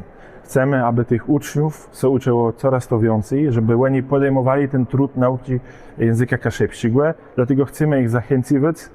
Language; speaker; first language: Polish; non-native, local second language; Kashubian